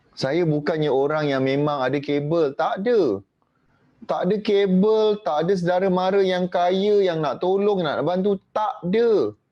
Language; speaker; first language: Malay; native; Malay